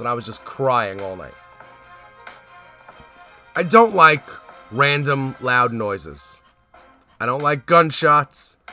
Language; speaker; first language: English; native; English